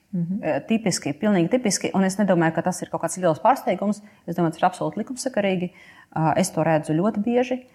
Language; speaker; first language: Latvian; non-native, local second language; Russian